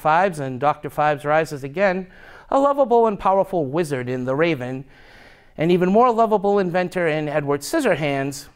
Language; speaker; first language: English; native; English